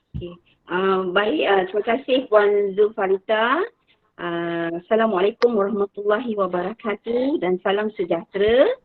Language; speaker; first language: Malay; native; Malay